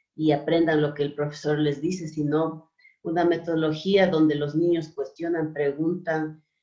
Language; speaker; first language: Spanish; native; Spanish